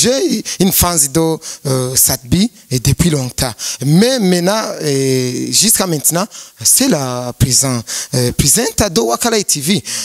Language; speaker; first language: French; non-native, learner; Rundi